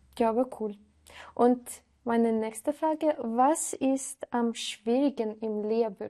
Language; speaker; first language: German; non-native, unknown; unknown